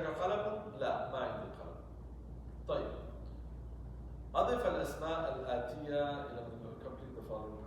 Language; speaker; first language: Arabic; non-native, fluent; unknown